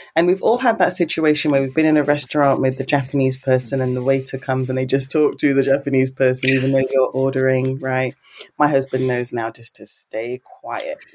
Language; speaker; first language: English; native; English